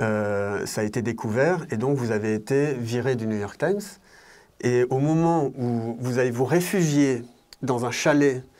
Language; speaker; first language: French; native; French